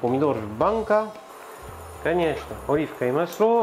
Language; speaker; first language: Russian; non-native, learner; French